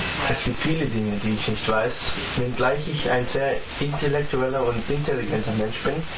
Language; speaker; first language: German; native; German